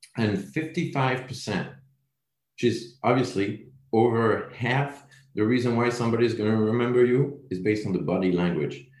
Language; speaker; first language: English; non-native, fluent; French